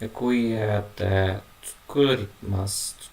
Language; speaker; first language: Japanese; non-native, learner; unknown